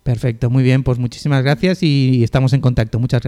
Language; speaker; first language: Spanish; native; Spanish